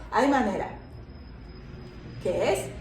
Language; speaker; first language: Spanish; non-native, fluent; Japanese